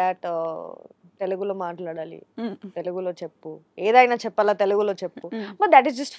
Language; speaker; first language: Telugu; non-native, local second language; Bangla